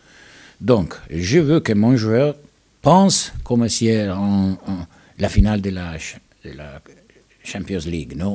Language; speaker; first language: French; non-native, learner; Italian